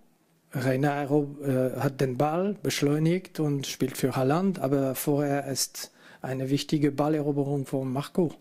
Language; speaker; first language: German; non-native, fluent; French